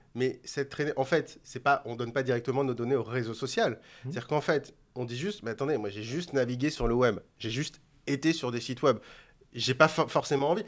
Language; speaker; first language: French; native; French